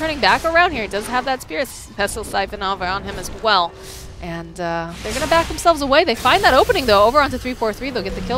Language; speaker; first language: English; native; English